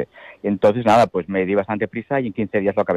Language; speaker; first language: Spanish; native; Spanish